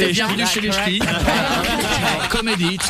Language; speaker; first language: French; native; French